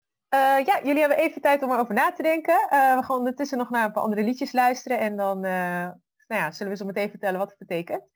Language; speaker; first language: Dutch; native; Dutch